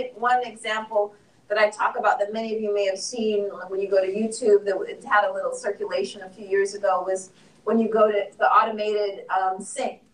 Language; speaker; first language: English; native; English